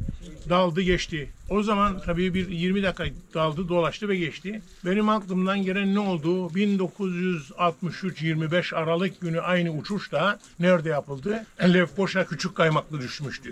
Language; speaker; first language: Turkish; native; Turkish